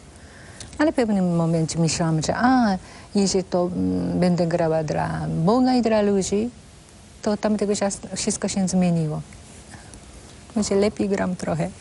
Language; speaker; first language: Polish; non-native, fluent; Japanese